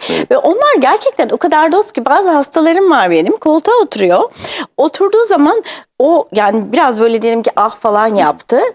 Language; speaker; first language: Turkish; native; Turkish